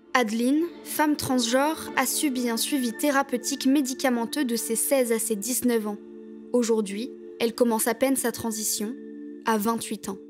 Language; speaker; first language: French; native; French